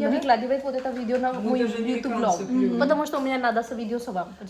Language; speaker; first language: Russian; non-native, learner; Marathi